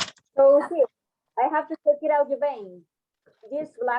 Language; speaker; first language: English; non-native, fluent; Spanish